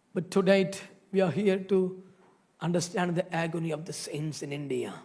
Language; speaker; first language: English; non-native, local second language; Telugu